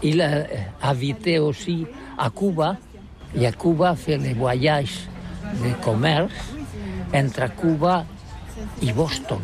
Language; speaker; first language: French; non-native, learner; Catalan